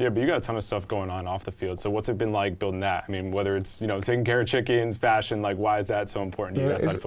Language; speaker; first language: English; native; English